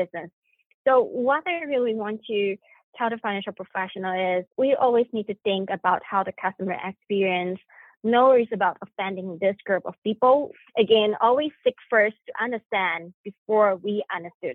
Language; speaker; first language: English; non-native, local second language; Chinese